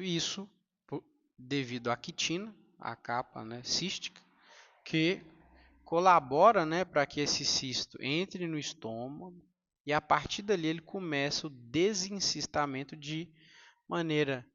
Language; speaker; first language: Portuguese; native; Portuguese